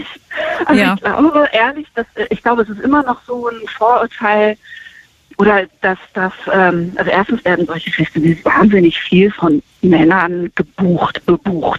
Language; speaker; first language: German; native; German